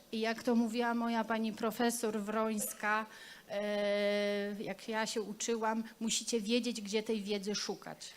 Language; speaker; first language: Polish; native; Polish